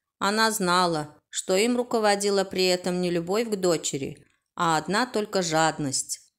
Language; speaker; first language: Russian; non-native, local second language; Turkmen